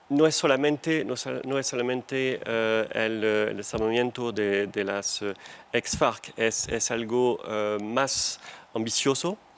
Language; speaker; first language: Spanish; non-native, fluent; French